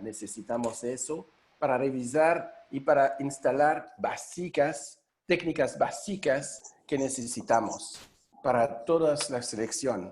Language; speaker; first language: Spanish; non-native, fluent; French